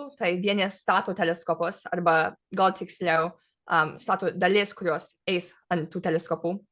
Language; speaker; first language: Lithuanian; early bilingual, heritage; English